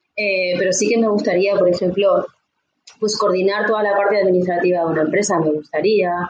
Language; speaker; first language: Spanish; native; Spanish